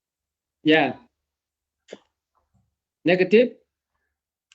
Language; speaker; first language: English; non-native, learner; Vietnamese